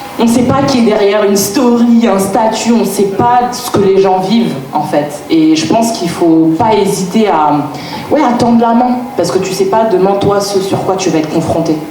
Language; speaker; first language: French; native; French